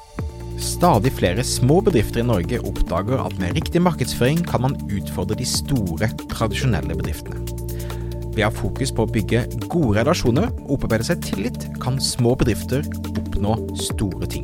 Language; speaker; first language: Norwegian; native; Norwegian